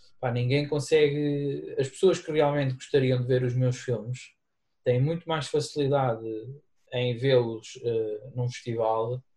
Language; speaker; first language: Portuguese; native; Portuguese